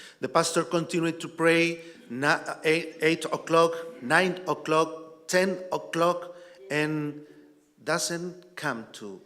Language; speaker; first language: English; non-native, learner; Spanish